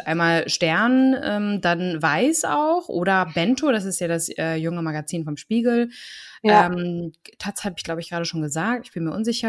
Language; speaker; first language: German; native; German